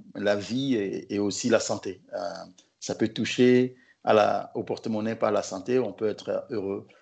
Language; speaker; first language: French; non-native, local second language; Lingala